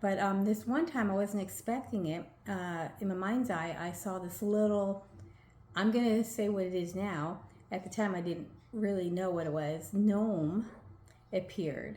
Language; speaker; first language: English; native; English